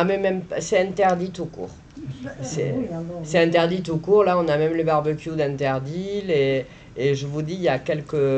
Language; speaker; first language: French; native; French